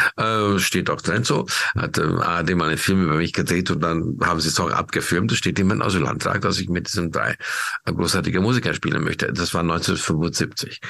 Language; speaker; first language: German; non-native, fluent; Hungarian